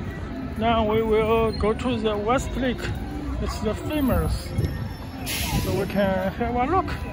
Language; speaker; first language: English; non-native, learner; Chinese